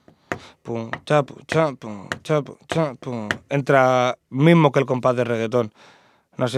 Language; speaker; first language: Spanish; native; Spanish